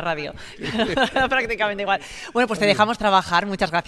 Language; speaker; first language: Spanish; native; Spanish